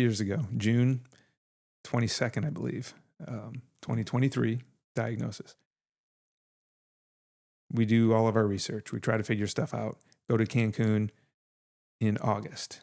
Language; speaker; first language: English; native; English